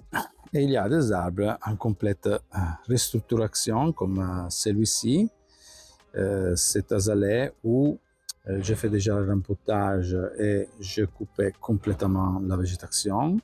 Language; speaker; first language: French; non-native, fluent; Italian